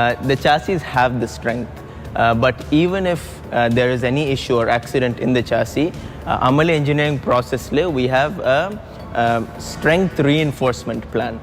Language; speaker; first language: Malayalam; early bilingual, heritage; Malayalam